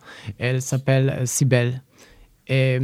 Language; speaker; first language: French; non-native, learner; Polish